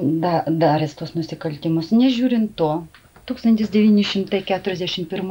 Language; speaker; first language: Lithuanian; native; Lithuanian